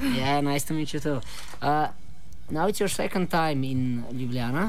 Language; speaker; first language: English; non-native, fluent; Slovenian